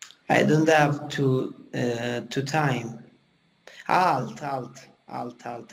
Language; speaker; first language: English; non-native, learner; Italian